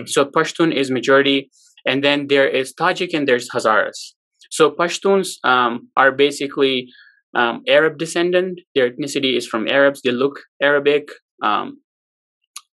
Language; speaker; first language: English; non-native, local second language; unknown